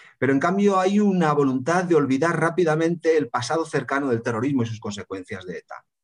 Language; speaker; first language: Spanish; native; Spanish